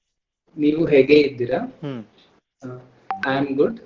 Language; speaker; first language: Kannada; non-native, learner; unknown